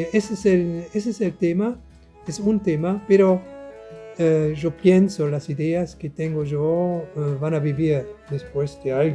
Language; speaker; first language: Spanish; non-native, learner; German